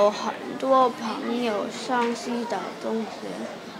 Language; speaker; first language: Chinese; non-native, local second language; Cantonese